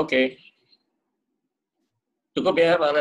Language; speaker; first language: Indonesian; native; Indonesian